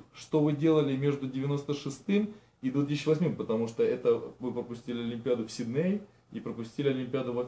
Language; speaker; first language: Russian; native; Russian